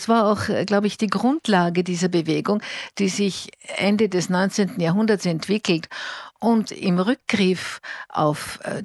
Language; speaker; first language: German; native; German